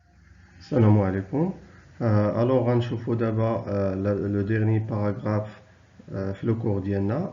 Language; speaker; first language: French; non-native, local second language; Arabic